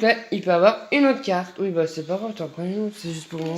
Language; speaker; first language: French; native; French